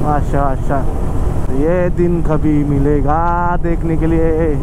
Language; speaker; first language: Hindi; non-native, local second language; Marathi